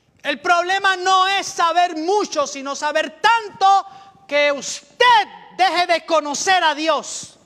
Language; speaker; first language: Spanish; native; Spanish